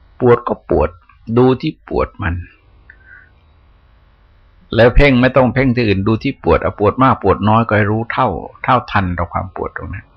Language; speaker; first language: Thai; native; Thai